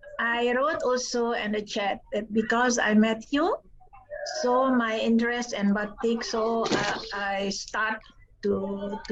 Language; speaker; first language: English; non-native, learner; Indonesian